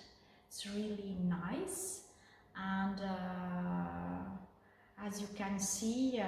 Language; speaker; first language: English; non-native, fluent; Portuguese